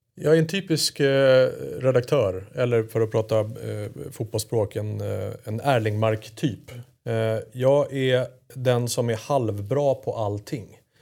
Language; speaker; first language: Swedish; native; Swedish